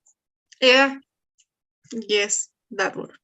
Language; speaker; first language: English; non-native, learner; Spanish